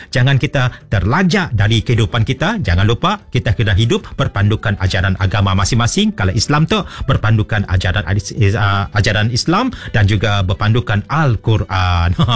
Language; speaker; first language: Malay; native; Malay